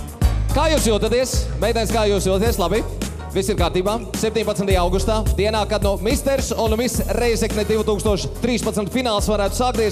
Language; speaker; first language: Latvian; native; Latvian